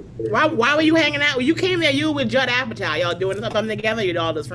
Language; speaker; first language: English; native; English